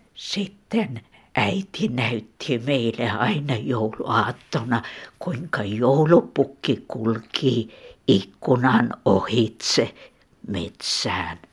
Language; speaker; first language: Finnish; native; Finnish